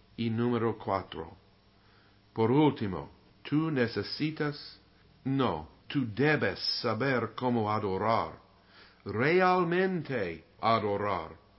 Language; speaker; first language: Spanish; non-native, learner; English